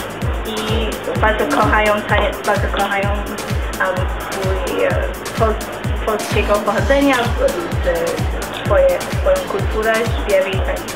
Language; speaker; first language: Polish; early bilingual, heritage; Polish